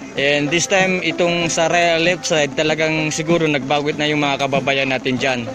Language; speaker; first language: Filipino; non-native, local second language; Maranao